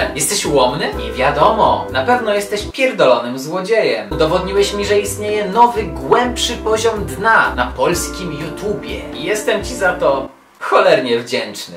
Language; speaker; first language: Polish; native; Polish